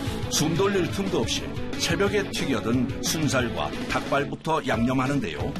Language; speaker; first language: Korean; native; Korean